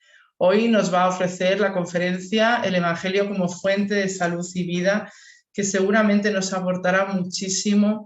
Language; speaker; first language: Spanish; native; Spanish